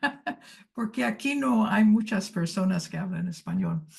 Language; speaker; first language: Spanish; early bilingual, heritage; Spanish